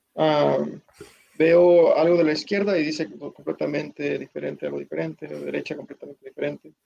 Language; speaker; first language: Spanish; early bilingual, heritage; Spanish